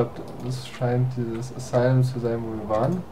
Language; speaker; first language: German; native; German